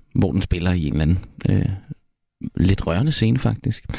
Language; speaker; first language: Danish; native; Danish